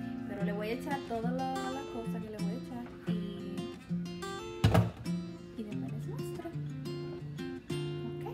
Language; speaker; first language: Spanish; early bilingual, heritage; Spanish